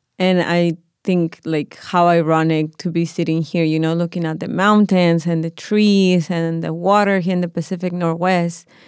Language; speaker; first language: English; non-native, fluent; Spanish